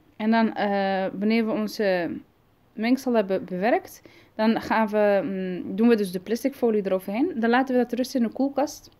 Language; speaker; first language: Dutch; early bilingual, other home language; Arabic